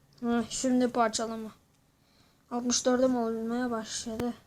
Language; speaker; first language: Turkish; native; Turkish